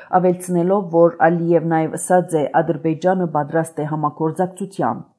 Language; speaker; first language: Armenian; native; Armenian